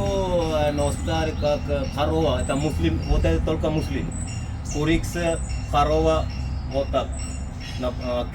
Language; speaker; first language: Russian; non-native, learner; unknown